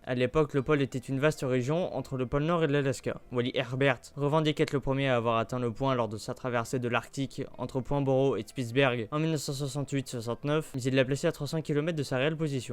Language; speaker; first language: French; native; French